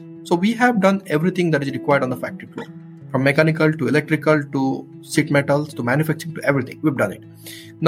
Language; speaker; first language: English; non-native, local second language; Odia